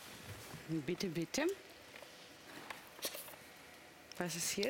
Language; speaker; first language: German; non-native, fluent; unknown